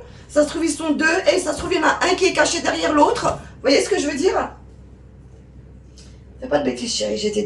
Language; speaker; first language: French; native; French